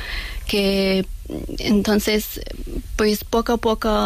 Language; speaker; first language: Spanish; non-native, learner; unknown